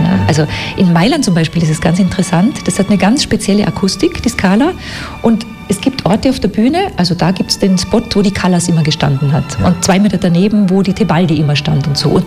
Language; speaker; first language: German; native; German